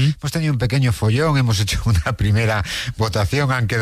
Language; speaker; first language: Spanish; native; Spanish